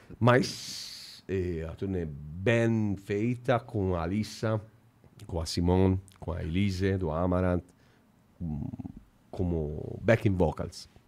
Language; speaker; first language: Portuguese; non-native, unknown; Italian